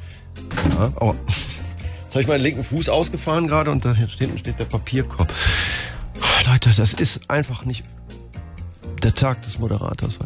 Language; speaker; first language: German; native; German